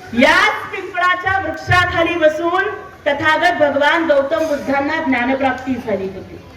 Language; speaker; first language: Marathi; non-native, local second language; Telugu